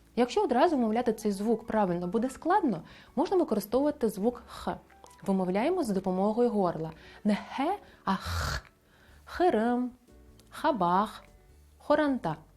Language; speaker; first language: Ukrainian; non-native, local second language; Crimean Tatar